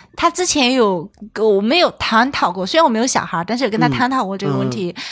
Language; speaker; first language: Chinese; native; Chinese